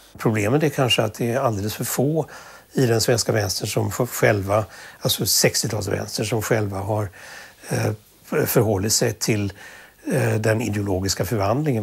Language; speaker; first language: Swedish; native; Swedish